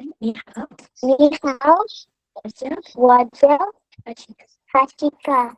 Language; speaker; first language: Chinese; non-native, learner; Tamil